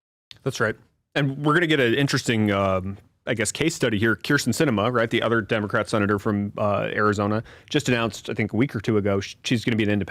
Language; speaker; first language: English; native; English